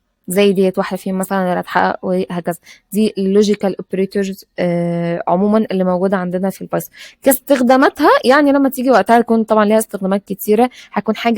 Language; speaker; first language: Arabic; native; Arabic